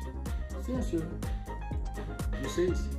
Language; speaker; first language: German; non-native, fluent; Danish